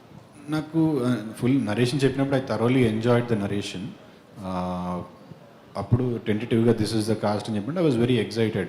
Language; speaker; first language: Telugu; native; Telugu